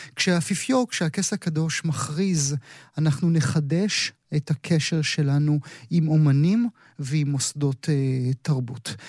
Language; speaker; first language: Hebrew; native; Hebrew